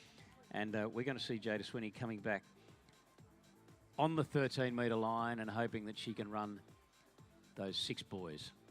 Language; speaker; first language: English; native; English